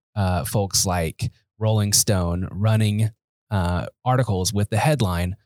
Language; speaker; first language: English; native; English